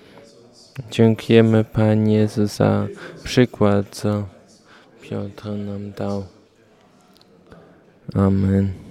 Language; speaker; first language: Polish; non-native, learner; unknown